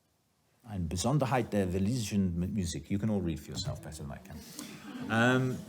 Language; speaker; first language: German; non-native, learner; Welsh